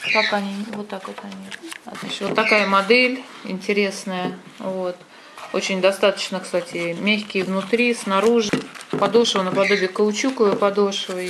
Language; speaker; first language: Russian; native; Russian